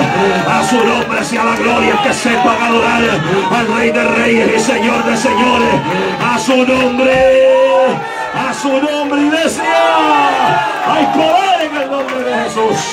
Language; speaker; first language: Spanish; native; Spanish